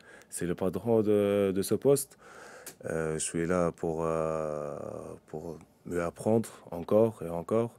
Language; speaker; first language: French; non-native, local second language; Arabic